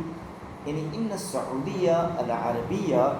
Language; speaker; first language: Arabic; non-native, fluent; Urdu